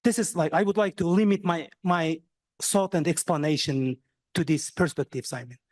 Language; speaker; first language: English; non-native, fluent; Kazakh